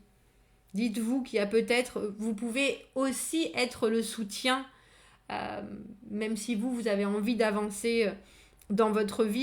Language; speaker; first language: French; native; French